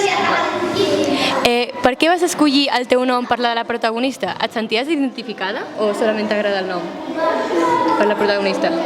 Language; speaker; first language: Catalan; native; Catalan